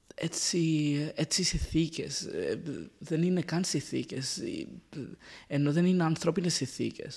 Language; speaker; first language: Greek; non-native, fluent; Arabic